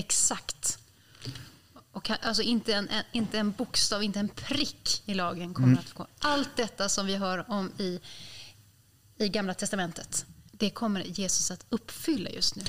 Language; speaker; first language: Swedish; native; Swedish